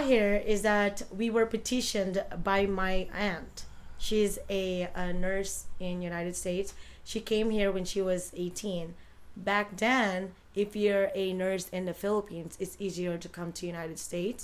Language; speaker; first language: English; non-native, local second language; Iloko